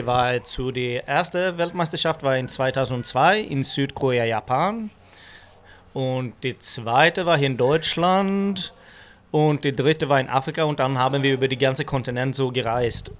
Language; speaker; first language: German; non-native, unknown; Swedish